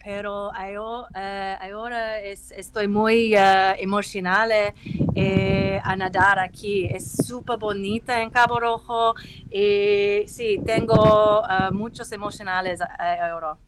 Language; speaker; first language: Spanish; non-native, learner; English